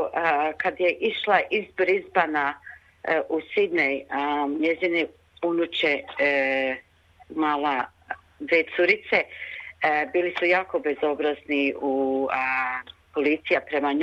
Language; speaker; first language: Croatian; early bilingual, other home language; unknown